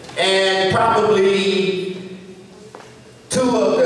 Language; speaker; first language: English; native; English